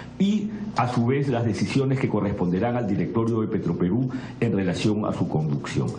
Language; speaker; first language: Spanish; native; Spanish